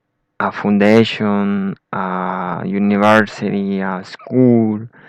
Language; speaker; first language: English; non-native, learner; Spanish